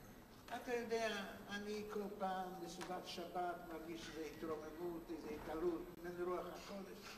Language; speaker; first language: Hebrew; non-native, fluent; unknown